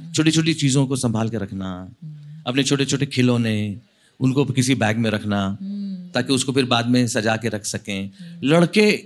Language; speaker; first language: Hindi; non-native, local second language; Marathi